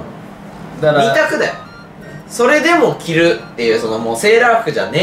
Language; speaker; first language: Japanese; native; Japanese